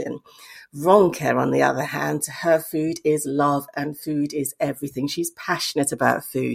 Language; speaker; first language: English; native; English